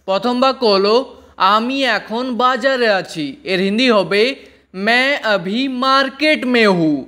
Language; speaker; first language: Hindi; non-native, local second language; Bangla